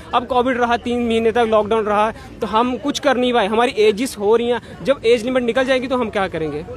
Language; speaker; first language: Hindi; native; Hindi